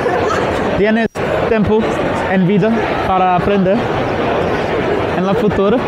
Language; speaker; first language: Spanish; non-native, learner; Portuguese